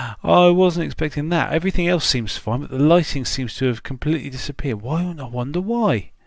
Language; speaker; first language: English; native; English